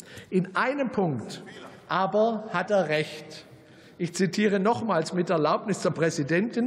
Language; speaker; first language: German; native; German